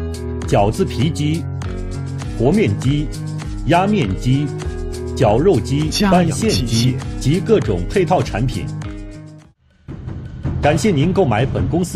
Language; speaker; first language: Chinese; native; Chinese